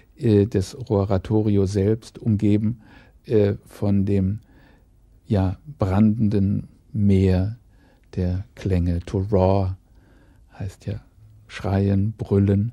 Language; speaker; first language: German; native; German